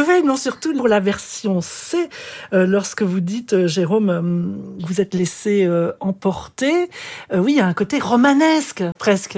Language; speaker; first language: French; native; French